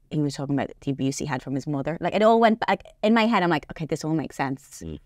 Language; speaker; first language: English; native; English